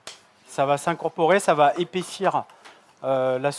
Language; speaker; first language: French; native; French